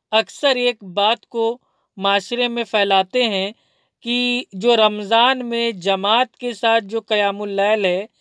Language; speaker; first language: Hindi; native; Hindi